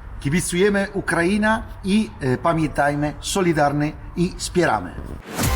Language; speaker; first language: Polish; non-native, fluent; Italian